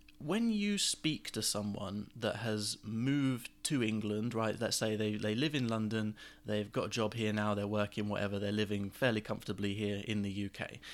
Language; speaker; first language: English; native; English